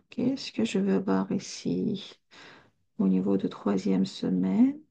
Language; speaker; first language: French; non-native, fluent; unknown